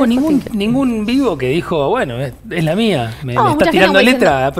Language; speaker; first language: Spanish; native; Spanish